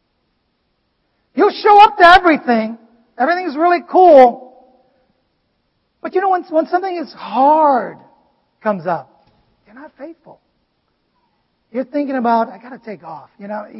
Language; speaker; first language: English; non-native, fluent; Vietnamese